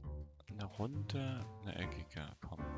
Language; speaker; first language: German; native; German